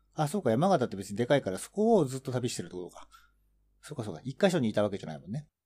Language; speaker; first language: Japanese; native; Japanese